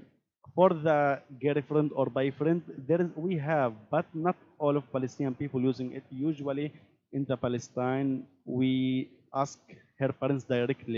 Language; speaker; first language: English; non-native, learner; Arabic